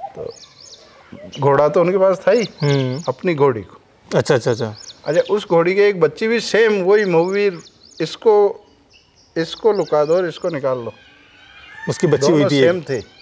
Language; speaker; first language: Hindi; native; Hindi